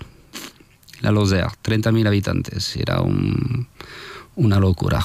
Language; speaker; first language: Spanish; non-native, fluent; French